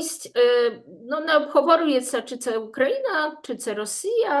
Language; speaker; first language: Ukrainian; non-native, fluent; Polish